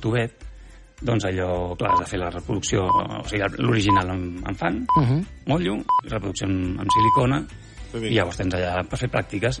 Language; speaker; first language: Catalan; native; Catalan